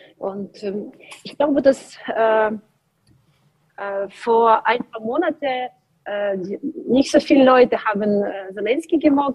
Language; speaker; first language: German; non-native, learner; Ukrainian